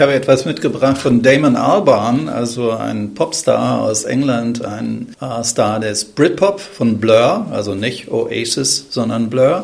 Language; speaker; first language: German; native; German